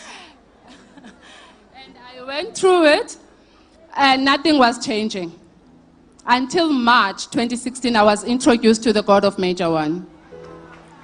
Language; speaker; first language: English; non-native, local second language; Xhosa